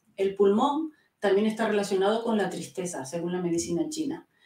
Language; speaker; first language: Spanish; native; Spanish